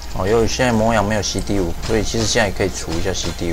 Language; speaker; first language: Chinese; native; Chinese